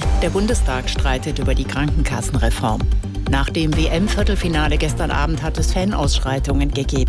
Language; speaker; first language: German; native; German